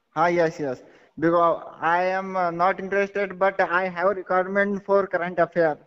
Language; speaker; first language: English; non-native, local second language; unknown